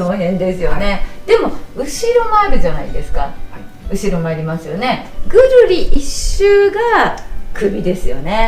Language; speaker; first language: Japanese; native; Japanese